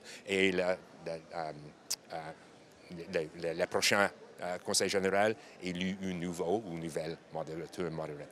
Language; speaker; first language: French; non-native, learner; English